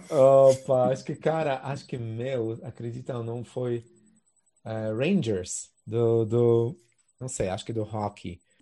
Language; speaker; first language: Portuguese; non-native, fluent; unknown